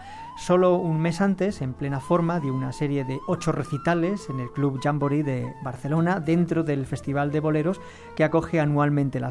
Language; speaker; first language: Spanish; native; Spanish